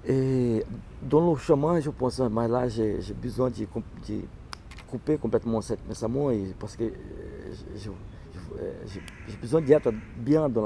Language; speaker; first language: French; non-native, learner; Portuguese